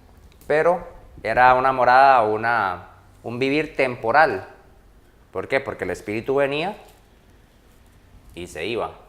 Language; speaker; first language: Spanish; native; Spanish